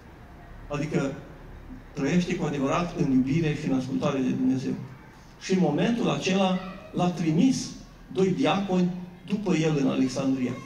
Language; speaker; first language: Romanian; native; Romanian